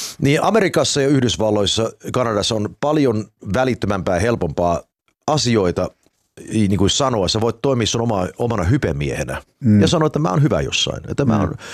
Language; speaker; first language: Finnish; early bilingual, heritage; Finnish